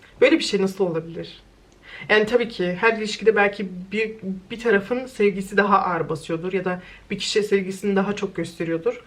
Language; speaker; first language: Turkish; early bilingual, heritage; Turkish